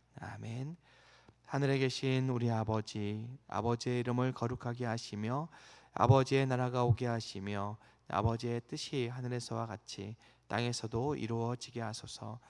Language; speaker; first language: Korean; native; Korean